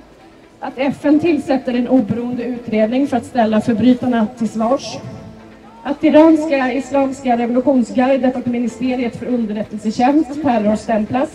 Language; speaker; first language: Swedish; native; Swedish